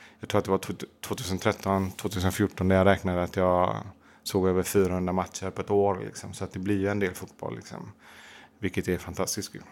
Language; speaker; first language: Swedish; native; Swedish